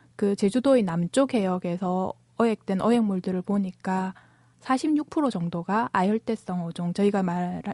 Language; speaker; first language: Korean; native; Korean